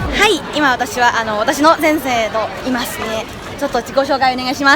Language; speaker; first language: Japanese; non-native, fluent; Thai